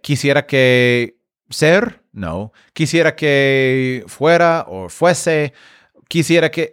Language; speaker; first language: Spanish; non-native, fluent; English